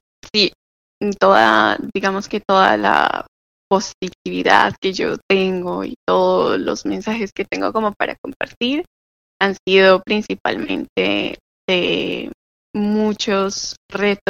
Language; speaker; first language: English; non-native, fluent; Spanish